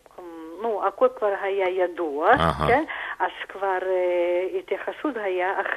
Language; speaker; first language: Hebrew; non-native, fluent; Russian